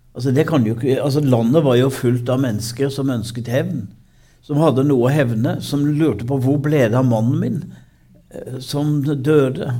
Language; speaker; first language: Norwegian; native; Norwegian